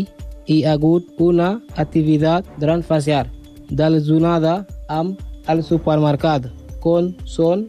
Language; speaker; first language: Catalan; non-native, learner; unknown